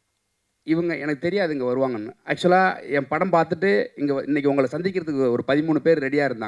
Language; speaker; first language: Tamil; native; Tamil